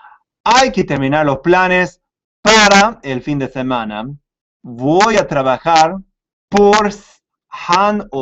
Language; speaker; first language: Spanish; non-native, fluent; English